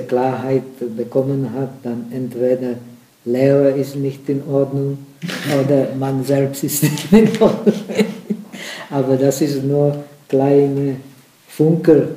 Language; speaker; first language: German; non-native, fluent; Czech